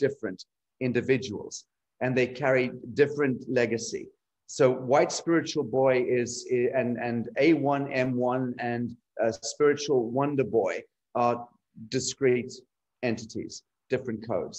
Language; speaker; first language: English; native; English